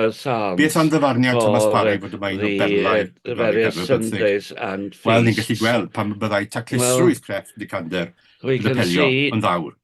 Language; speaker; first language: Welsh; native; Welsh